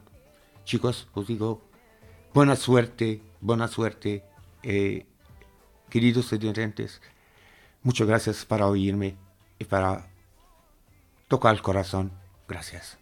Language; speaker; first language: Spanish; non-native, fluent; Arabic